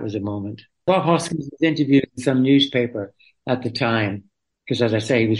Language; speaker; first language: English; native; English